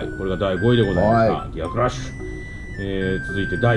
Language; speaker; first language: Japanese; native; Japanese